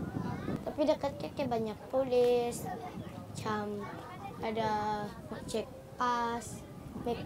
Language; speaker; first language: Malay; non-native, local second language; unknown